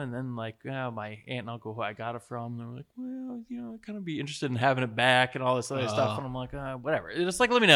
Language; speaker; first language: English; native; English